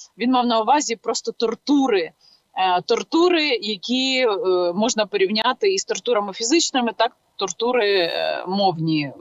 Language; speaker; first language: Ukrainian; native; Ukrainian